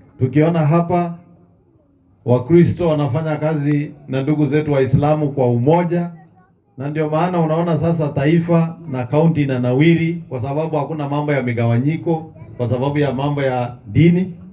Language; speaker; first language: Swahili; non-native, local second language; Kalenjin